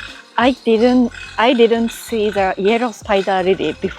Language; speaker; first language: English; non-native, learner; Japanese